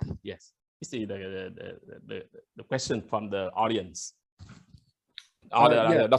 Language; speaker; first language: English; non-native, learner; Vietnamese